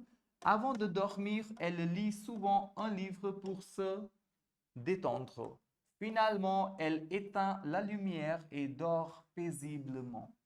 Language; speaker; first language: French; non-native, fluent; Hindi